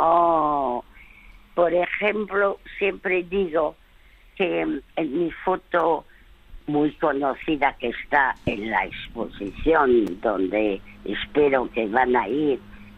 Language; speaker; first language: Spanish; early bilingual, other home language; French